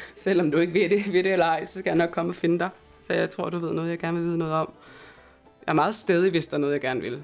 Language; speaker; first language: Danish; native; Danish